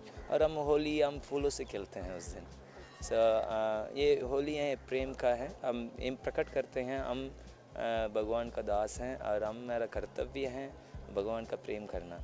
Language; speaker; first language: Hindi; non-native, local second language; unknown